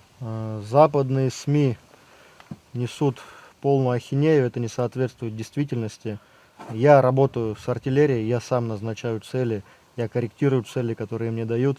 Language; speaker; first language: Russian; native; Russian